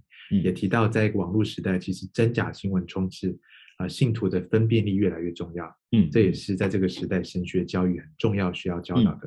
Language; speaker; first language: Chinese; native; Chinese